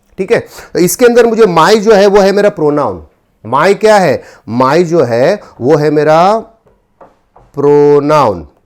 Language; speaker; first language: Hindi; non-native, local second language; Marathi